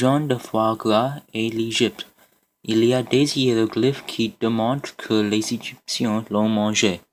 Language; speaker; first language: French; non-native, learner; English